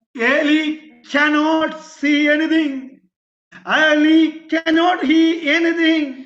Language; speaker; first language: English; non-native, local second language; Malayalam